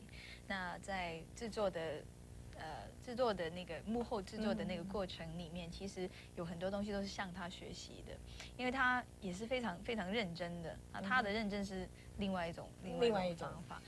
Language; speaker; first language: Chinese; non-native, local second language; Cantonese